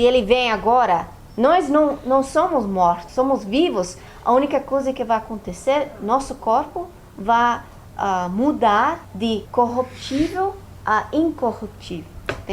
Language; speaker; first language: Portuguese; non-native, fluent; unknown